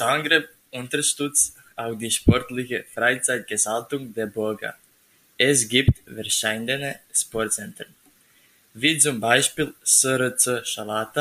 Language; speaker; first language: German; non-native, learner; Croatian